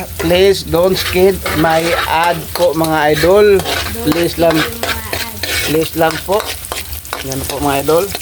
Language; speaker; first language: Filipino; non-native, local second language; Cebuano